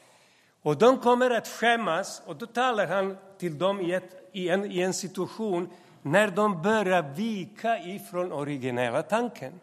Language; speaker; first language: Swedish; non-native, fluent; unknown